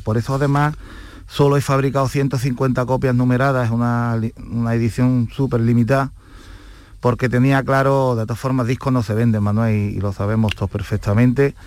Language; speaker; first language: Spanish; native; Spanish